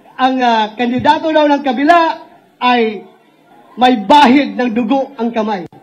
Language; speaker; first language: Filipino; non-native, local second language; Cebuano